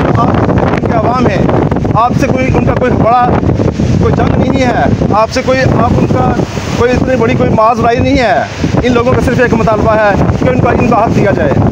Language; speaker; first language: Urdu; non-native, local second language; Pahari-Potwari